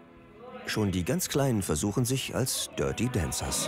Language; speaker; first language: German; native; German